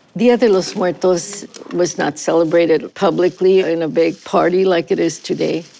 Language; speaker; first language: English; native; English